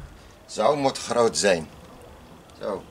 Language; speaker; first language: Dutch; non-native, learner; Arabic